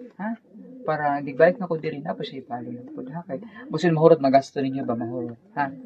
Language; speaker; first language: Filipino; non-native, local second language; Cebuano